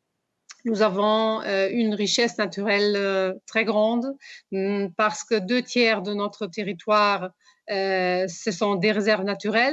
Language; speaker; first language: French; non-native, fluent; Portuguese